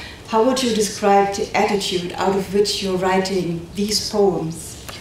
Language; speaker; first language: English; non-native, fluent; German